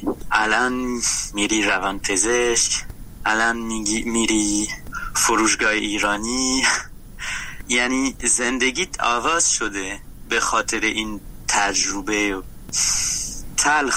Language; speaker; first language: Persian; non-native, learner; French